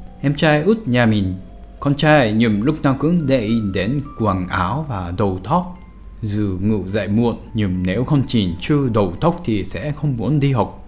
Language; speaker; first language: Vietnamese; non-native, fluent; Japanese